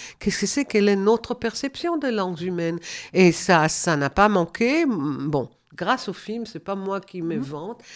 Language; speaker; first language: French; non-native, fluent; German